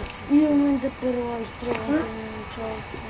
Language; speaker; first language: Bulgarian; native; Bulgarian